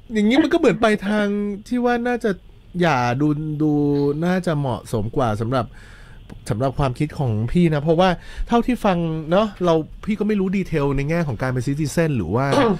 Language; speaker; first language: Thai; native; Thai